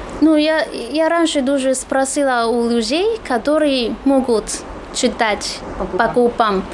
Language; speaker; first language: Russian; non-native, fluent; Chinese